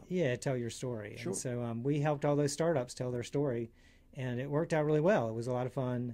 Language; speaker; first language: English; native; English